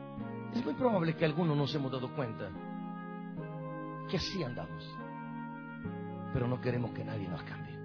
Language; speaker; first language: Spanish; native; Spanish